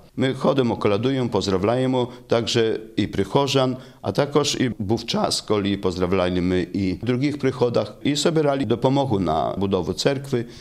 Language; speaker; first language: Ukrainian; native; Ukrainian